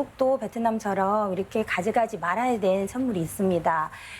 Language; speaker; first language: Korean; non-native, fluent; Chinese